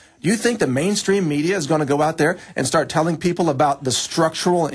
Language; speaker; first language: English; native; English